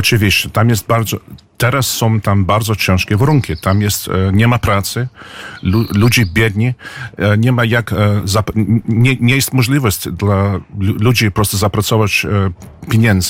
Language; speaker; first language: Polish; early bilingual, heritage; English